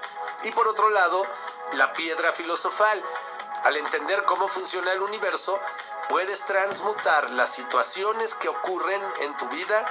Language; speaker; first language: Spanish; native; Spanish